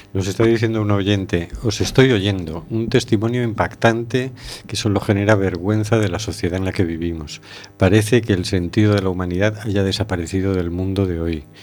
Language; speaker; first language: Spanish; native; Spanish